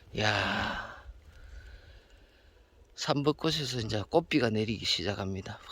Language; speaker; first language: Korean; native; Korean